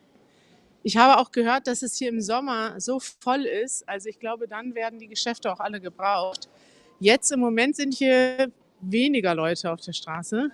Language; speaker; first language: German; native; German